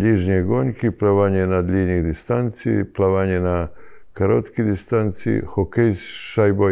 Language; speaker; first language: Russian; non-native, learner; Serbian